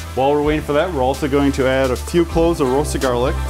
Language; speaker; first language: English; native; English